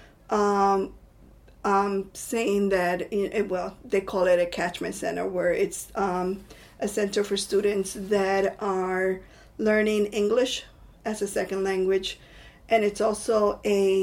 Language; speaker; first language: English; non-native, fluent; Spanish